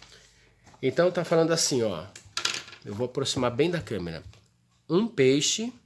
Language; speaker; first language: Portuguese; native; Portuguese